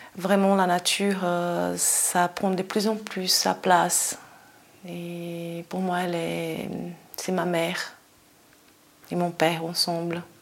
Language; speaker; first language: French; non-native, fluent; Portuguese